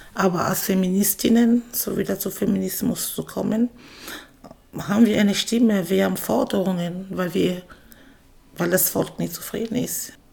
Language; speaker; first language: German; non-native, fluent; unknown